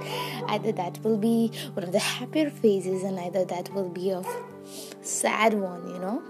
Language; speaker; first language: English; non-native, local second language; Nepali